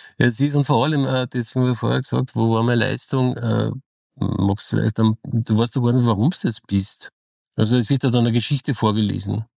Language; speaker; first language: German; native; German